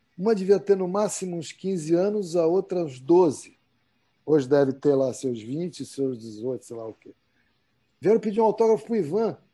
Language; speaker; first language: Portuguese; native; Portuguese